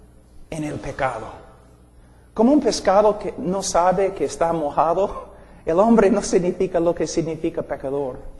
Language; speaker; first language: Spanish; non-native, fluent; English